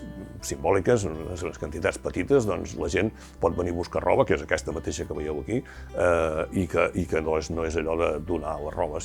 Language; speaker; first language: Catalan; native; Catalan